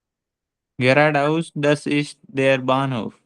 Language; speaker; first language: German; non-native, learner; Hindi